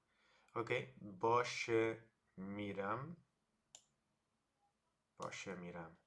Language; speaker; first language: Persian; non-native, learner; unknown